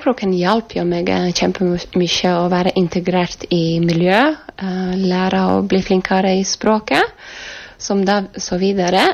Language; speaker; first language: Norwegian; non-native, fluent; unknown